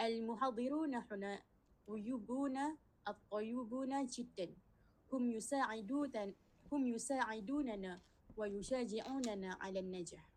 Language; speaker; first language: Arabic; non-native, learner; Malay